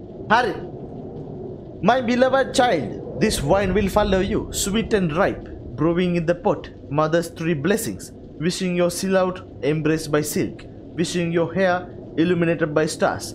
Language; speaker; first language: English; non-native, local second language; Sinhala